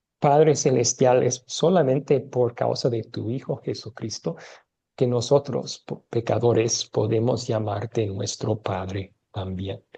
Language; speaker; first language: Spanish; non-native, fluent; English